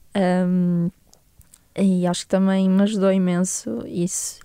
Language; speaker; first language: Portuguese; native; Portuguese